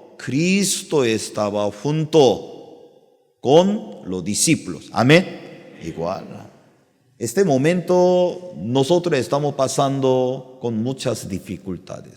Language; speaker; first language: Spanish; non-native, learner; Korean